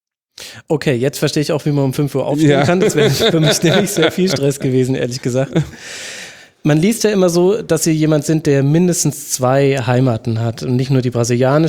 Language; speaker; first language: German; native; German